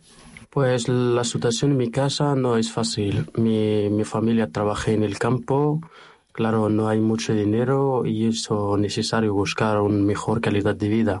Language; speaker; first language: Spanish; non-native, learner; Arabic